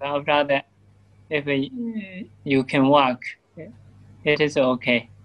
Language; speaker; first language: English; non-native, learner; Burmese